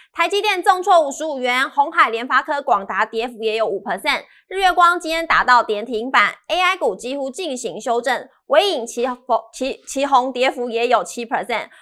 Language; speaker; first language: Chinese; native; Chinese